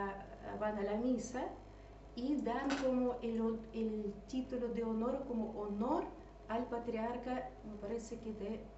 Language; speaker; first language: Spanish; non-native, fluent; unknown